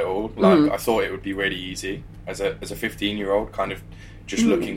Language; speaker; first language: English; native; English